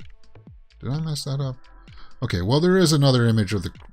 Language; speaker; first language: English; native; English